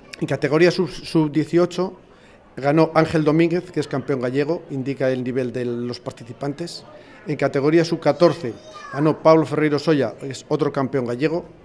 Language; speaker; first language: Spanish; native; Spanish